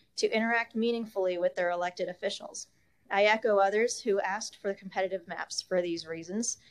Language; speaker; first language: English; native; English